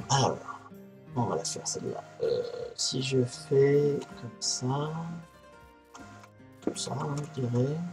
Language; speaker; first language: French; native; French